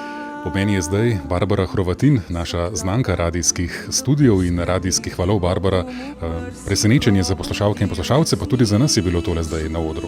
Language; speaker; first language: Slovenian; native; Slovenian